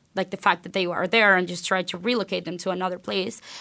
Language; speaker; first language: English; non-native, fluent; Spanish